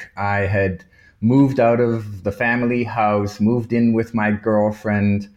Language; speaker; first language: English; native; English